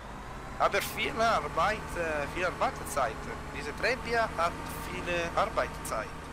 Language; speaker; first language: German; non-native, learner; Italian